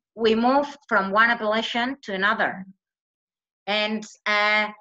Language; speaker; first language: English; non-native, fluent; Spanish